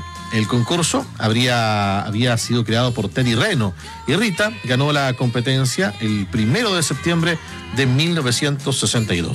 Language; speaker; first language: Spanish; native; Spanish